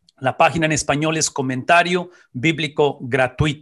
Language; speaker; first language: Spanish; native; Spanish